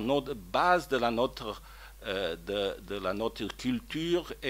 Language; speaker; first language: French; non-native, fluent; Croatian